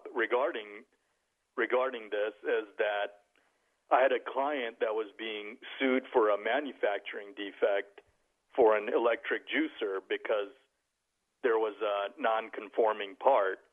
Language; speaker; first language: English; native; English